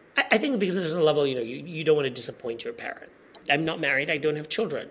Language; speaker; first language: English; non-native, fluent; Polish